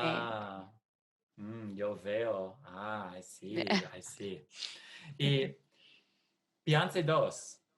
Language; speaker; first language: Spanish; non-native, fluent; English